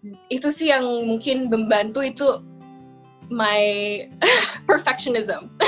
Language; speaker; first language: Indonesian; non-native, local second language; English